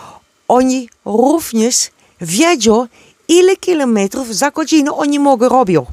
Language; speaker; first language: Polish; non-native, learner; Dutch